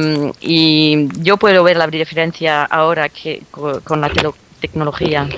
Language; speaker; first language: Spanish; non-native, fluent; French